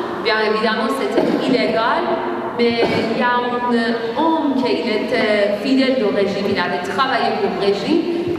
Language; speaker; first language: French; non-native, learner; Persian